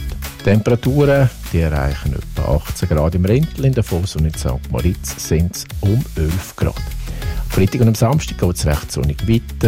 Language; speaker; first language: German; native; German